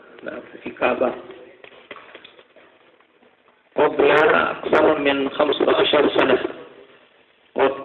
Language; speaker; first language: Arabic; non-native, fluent; Madurese